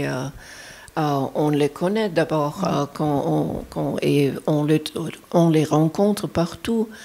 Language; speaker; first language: French; non-native, fluent; German